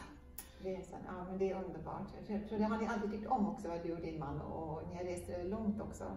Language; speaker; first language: Swedish; native; Swedish